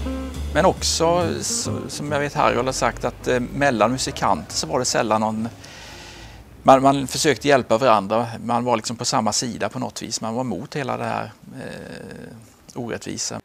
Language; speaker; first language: Swedish; native; Swedish